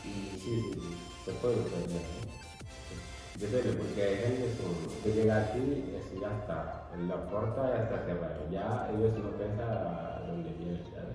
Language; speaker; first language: Spanish; non-native, learner; Fula